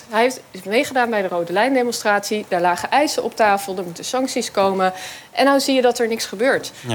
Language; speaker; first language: Dutch; native; Dutch